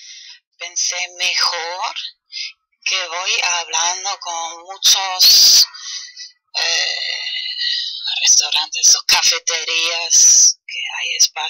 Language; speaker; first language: Spanish; non-native, fluent; German